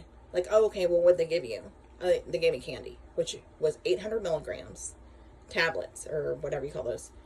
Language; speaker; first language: English; native; English